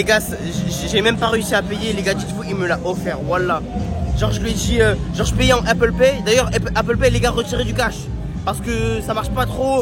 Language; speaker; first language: French; native; French